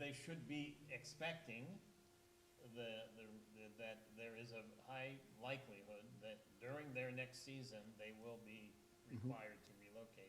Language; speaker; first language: English; native; English